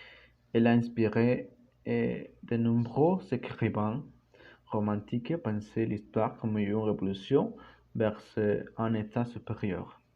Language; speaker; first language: French; non-native, learner; Spanish